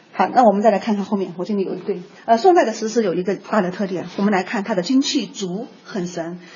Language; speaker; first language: Chinese; native; Chinese